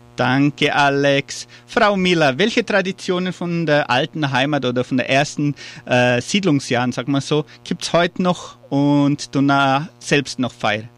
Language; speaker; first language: German; early bilingual, heritage; German